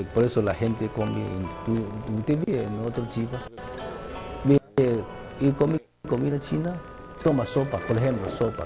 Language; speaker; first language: Spanish; non-native, learner; Cantonese